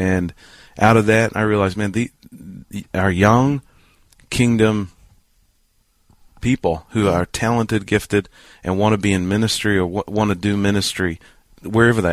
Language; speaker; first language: English; native; English